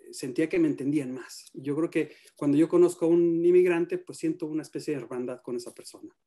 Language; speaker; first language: Spanish; native; Spanish